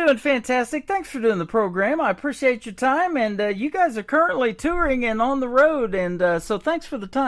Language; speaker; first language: English; native; English